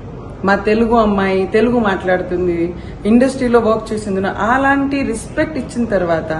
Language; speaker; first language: Telugu; non-native, fluent; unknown